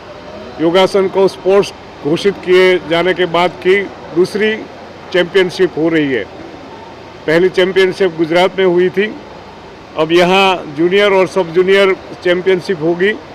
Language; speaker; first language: Hindi; native; Hindi